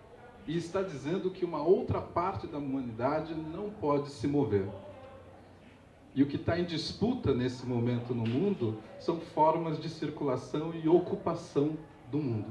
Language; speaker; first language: Portuguese; native; Portuguese